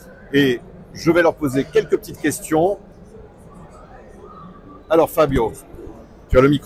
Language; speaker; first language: French; native; French